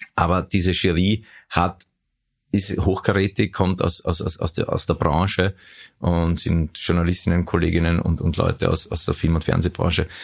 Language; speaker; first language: German; native; German